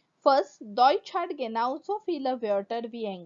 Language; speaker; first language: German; non-native, fluent; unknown